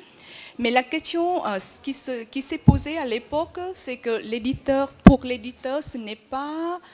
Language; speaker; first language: French; non-native, fluent; Vietnamese